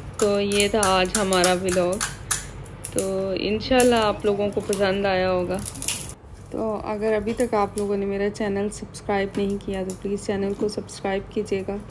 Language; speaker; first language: Urdu; native; Urdu